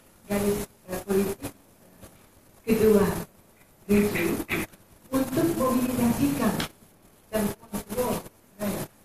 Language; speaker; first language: Indonesian; non-native, fluent; Japanese